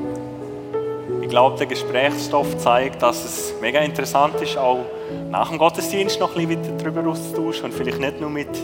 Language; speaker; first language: German; native; German